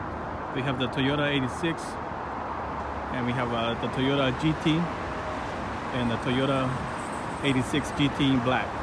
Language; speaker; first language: English; native; English